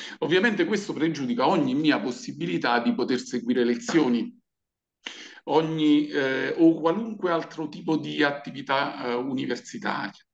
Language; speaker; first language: Italian; native; Italian